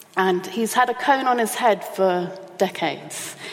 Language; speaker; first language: English; native; English